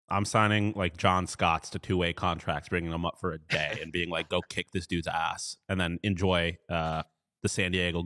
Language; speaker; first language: English; native; English